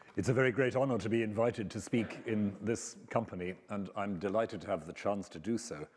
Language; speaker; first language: English; native; English